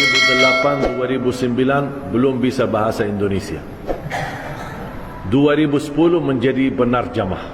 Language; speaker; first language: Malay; non-native, fluent; Arabic